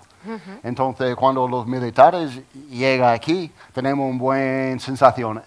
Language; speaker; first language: Spanish; non-native, learner; English